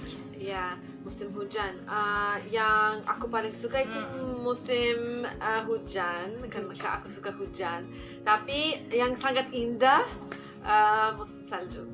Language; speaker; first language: Indonesian; non-native, fluent; English